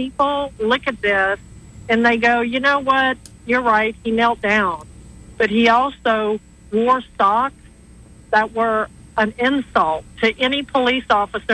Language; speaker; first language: English; native; English